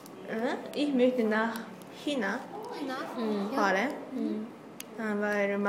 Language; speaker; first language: German; non-native, learner; Japanese